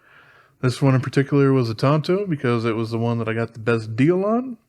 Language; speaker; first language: English; native; English